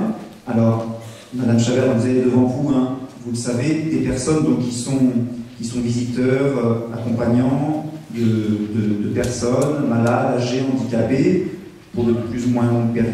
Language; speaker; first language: French; native; French